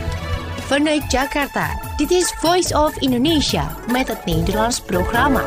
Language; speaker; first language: Dutch; non-native, fluent; Indonesian